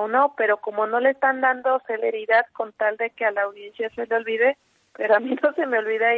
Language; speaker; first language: Spanish; native; Spanish